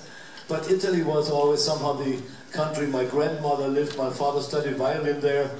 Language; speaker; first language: English; non-native, fluent; German